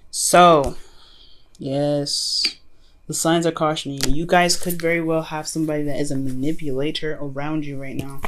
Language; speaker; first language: English; native; English